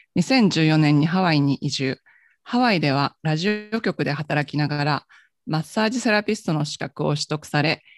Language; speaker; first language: Japanese; native; Japanese